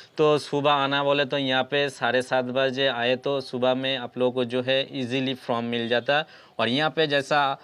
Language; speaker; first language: Hindi; non-native, local second language; Bangla